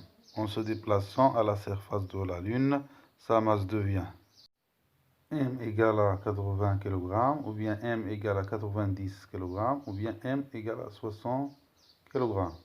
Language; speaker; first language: French; non-native, local second language; Arabic